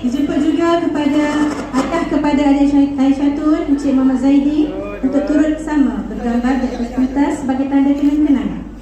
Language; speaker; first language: Malay; native; Malay